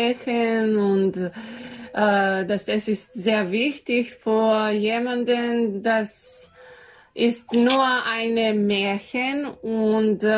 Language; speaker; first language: German; non-native, learner; Serbian